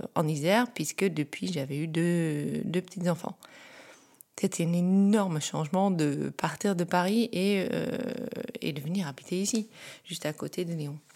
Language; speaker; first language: French; non-native, fluent; Dutch